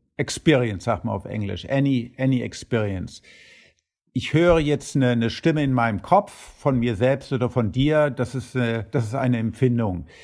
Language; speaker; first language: German; early bilingual, heritage; German